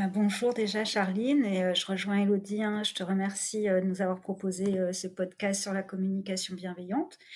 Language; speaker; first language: French; native; French